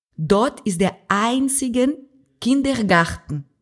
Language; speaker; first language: German; non-native, fluent; Portuguese